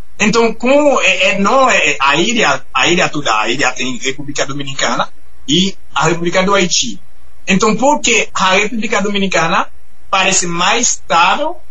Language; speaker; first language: Portuguese; non-native, fluent; Haitian Creole